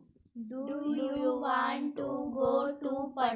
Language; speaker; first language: English; non-native, learner; Hindi